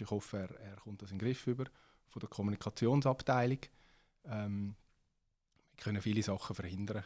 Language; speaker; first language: German; native; German